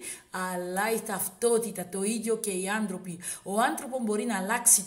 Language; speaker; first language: Greek; non-native, learner; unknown